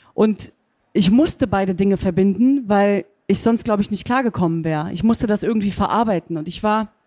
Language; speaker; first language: German; native; German